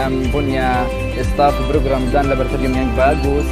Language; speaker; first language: Indonesian; non-native, learner; Arabic